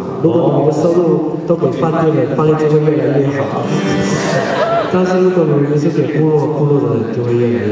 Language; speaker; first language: Chinese; non-native, local second language; Amis